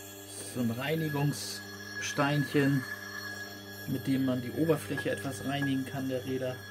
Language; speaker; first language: German; native; German